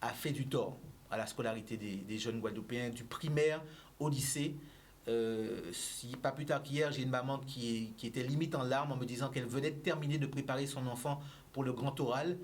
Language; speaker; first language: French; native; French